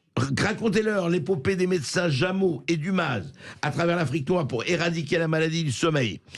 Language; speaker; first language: French; native; French